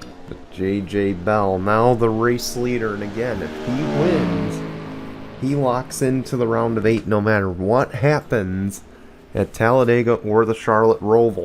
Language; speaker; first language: English; native; English